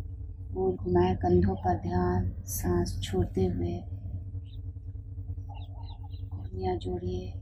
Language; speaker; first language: Hindi; native; Hindi